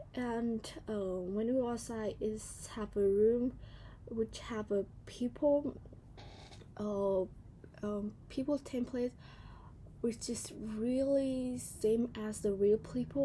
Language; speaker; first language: English; non-native, learner; Vietnamese